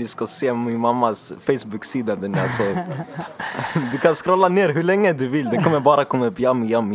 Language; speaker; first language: Swedish; early bilingual, other home language; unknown